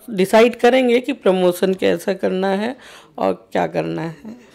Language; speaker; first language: Hindi; native; Hindi